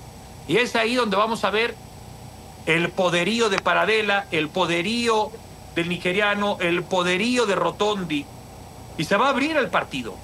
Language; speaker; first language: Spanish; native; Spanish